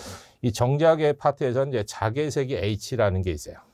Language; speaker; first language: Korean; native; Korean